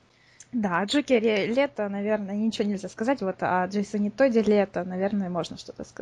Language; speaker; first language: Russian; native; Russian